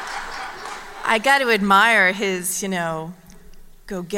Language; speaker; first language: English; native; English